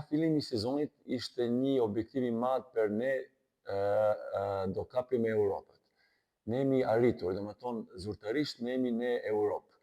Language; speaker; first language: Albanian; non-native, learner; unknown